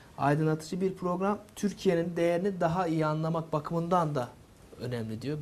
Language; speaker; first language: Turkish; native; Turkish